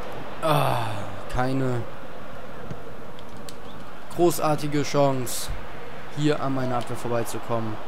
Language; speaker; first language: German; native; German